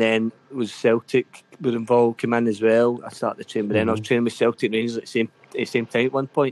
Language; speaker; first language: English; native; English